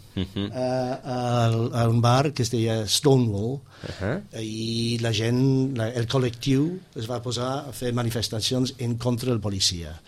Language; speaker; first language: Catalan; non-native, fluent; English